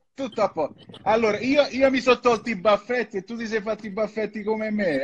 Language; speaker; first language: Italian; native; Italian